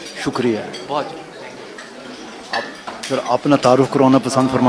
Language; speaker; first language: Urdu; native; Urdu